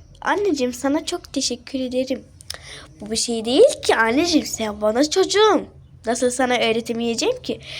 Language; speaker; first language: Turkish; early bilingual, other home language; Arabic